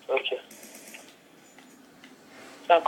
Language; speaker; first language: French; native; French